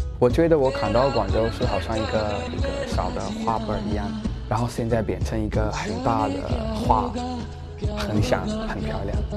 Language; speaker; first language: Chinese; non-native, fluent; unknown